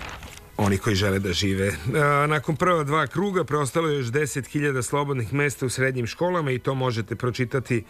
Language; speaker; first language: Serbian; native; Serbian